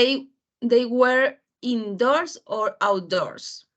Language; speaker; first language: English; non-native, fluent; Spanish